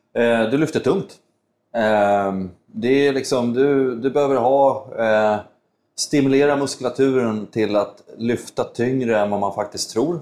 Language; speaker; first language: Swedish; native; Swedish